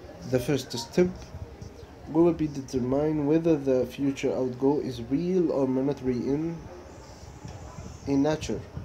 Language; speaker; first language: English; non-native, fluent; Arabic